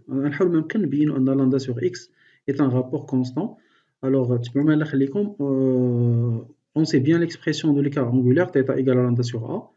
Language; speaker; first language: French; non-native, local second language; Arabic